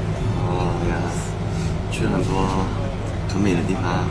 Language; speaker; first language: Chinese; early bilingual, heritage; Chinese